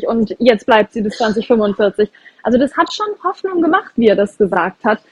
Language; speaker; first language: German; native; German